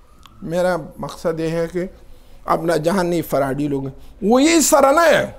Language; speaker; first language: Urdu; non-native, local second language; Pashto